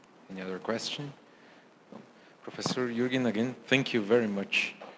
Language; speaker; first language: English; non-native, fluent; Portuguese